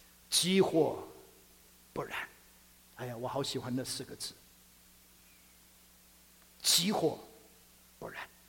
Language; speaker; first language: Chinese; native; Chinese